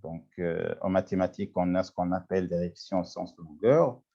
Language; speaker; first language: French; non-native, local second language; Arabic